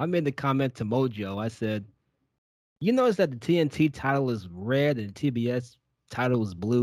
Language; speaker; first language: English; native; English